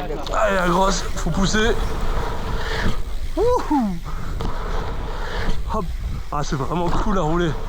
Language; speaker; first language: French; native; French